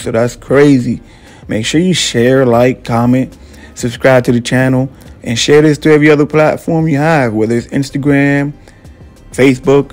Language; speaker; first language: English; native; English